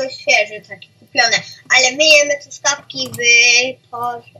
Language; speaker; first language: Polish; early bilingual, heritage; Polish